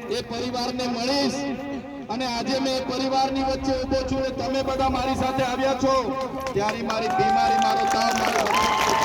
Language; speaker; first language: Gujarati; non-native, local second language; Vasavi